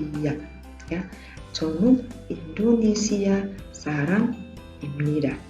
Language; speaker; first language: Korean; non-native, fluent; Indonesian